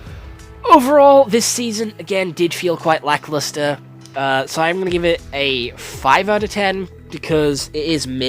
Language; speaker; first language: English; native; English